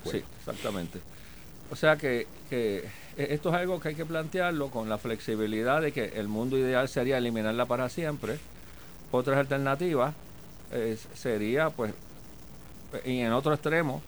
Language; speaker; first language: Spanish; native; Spanish